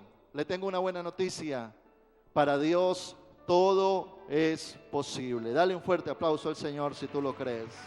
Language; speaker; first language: Spanish; native; Spanish